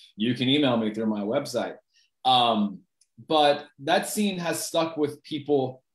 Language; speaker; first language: English; native; English